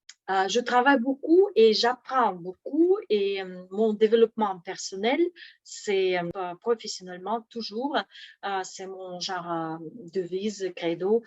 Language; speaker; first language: French; non-native, fluent; Russian